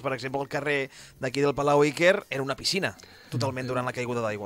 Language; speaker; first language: Catalan; non-native, local second language; Spanish